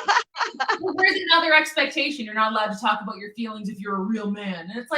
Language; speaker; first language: English; native; English